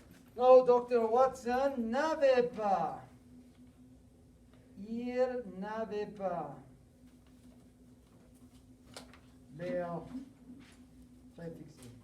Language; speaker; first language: French; non-native, fluent; English